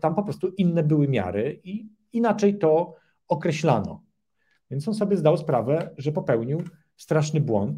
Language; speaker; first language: Polish; native; Polish